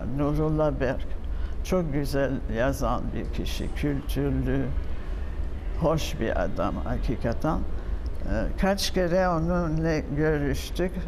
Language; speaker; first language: Turkish; non-native, fluent; French